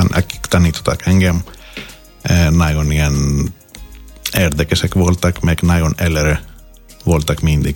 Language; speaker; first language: Hungarian; non-native, fluent; Greek